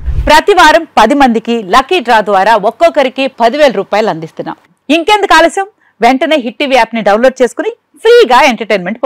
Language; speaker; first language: Telugu; native; Telugu